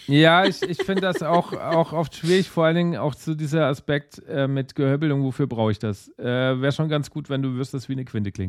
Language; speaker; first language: German; native; German